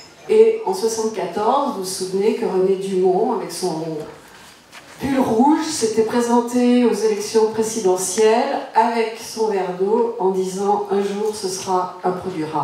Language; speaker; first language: French; native; French